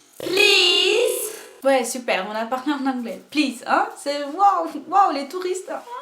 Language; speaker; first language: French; non-native, fluent; Portuguese